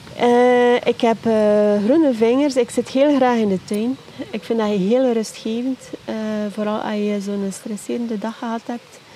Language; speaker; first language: Dutch; native; Dutch